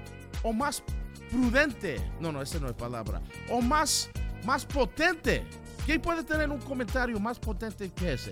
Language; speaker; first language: Spanish; early bilingual, heritage; Spanish